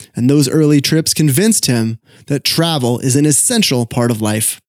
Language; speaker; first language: English; native; English